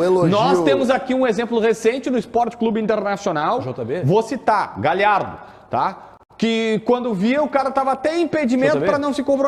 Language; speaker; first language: Portuguese; native; Portuguese